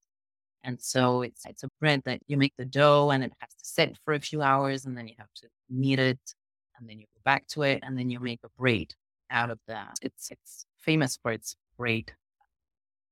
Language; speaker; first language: English; non-native, fluent; French